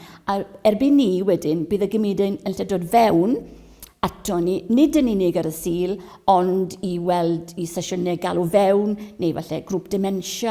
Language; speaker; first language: Welsh; native; Welsh